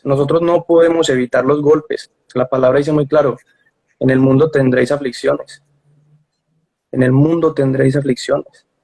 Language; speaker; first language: Spanish; native; Spanish